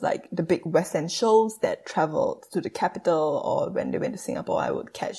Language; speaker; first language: English; native; English